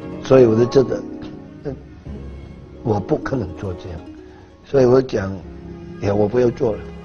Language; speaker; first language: Chinese; non-native, learner; Hakka Chinese